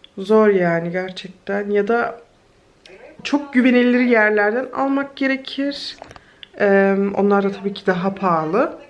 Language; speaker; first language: Turkish; early bilingual, heritage; Turkish